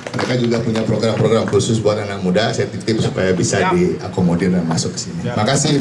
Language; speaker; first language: Indonesian; native; Indonesian